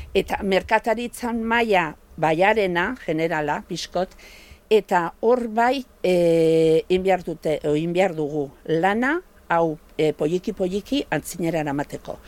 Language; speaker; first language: Basque; native; Basque